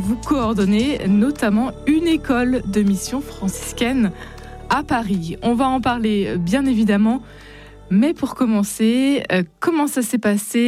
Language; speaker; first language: French; native; French